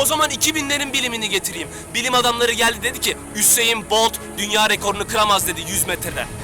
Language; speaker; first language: Turkish; native; Turkish